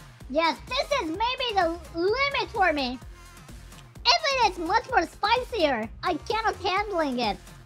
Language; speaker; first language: English; non-native, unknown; Japanese